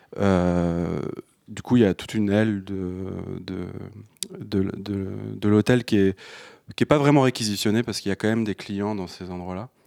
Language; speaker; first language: French; native; French